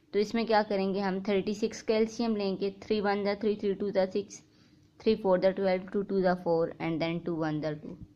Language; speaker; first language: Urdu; native; Urdu